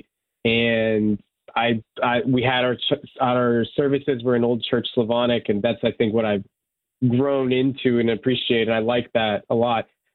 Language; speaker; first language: English; non-native, local second language; Serbian